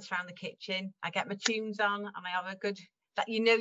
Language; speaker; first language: English; native; English